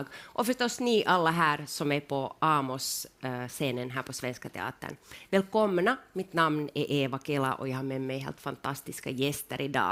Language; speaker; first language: Swedish; native; Swedish